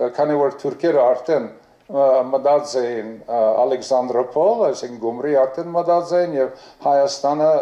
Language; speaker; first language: Armenian; early bilingual, other home language; English